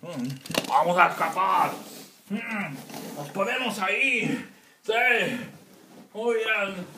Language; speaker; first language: Spanish; native; Spanish